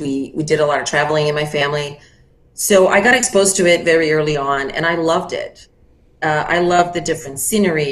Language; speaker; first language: English; non-native, fluent; Portuguese